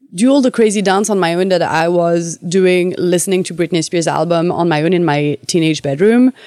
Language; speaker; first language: English; non-native, fluent; French